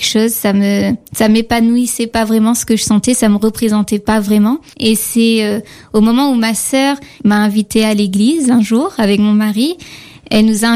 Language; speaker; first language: French; native; French